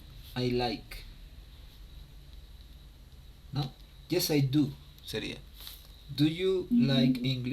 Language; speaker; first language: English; non-native, fluent; Spanish